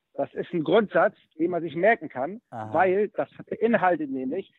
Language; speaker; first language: German; native; German